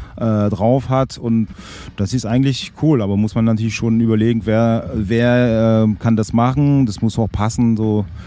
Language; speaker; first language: German; non-native, local second language; French